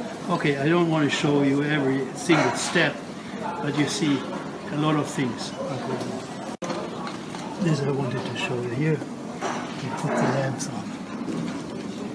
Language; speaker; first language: English; non-native, fluent; German